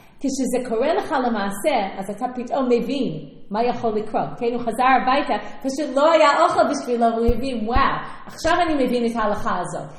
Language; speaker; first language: Hebrew; non-native, fluent; English